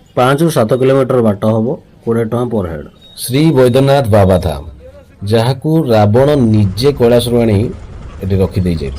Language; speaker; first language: Odia; native; Odia